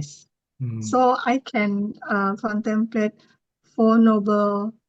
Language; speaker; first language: English; non-native, learner; Thai